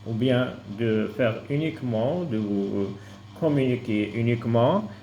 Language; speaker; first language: French; non-native, local second language; Arabic